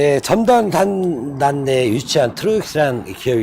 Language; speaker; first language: Korean; native; Korean